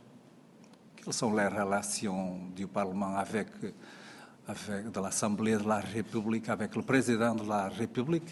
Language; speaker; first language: French; non-native, fluent; Portuguese